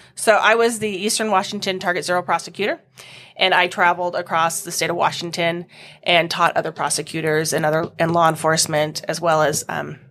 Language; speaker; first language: English; native; English